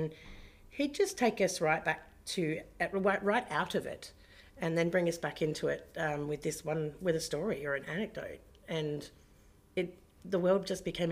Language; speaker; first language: English; native; English